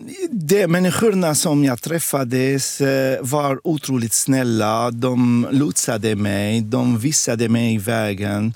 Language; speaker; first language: Swedish; non-native, fluent; Arabic